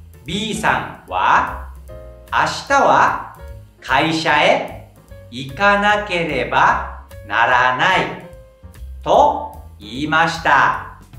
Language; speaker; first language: Japanese; non-native, fluent; Indonesian